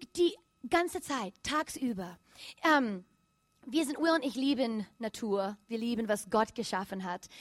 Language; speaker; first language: German; non-native, fluent; English